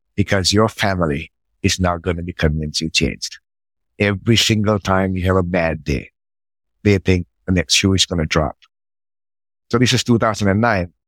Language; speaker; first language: English; non-native, local second language; Sinhala